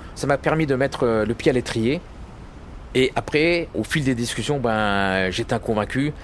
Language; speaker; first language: French; native; French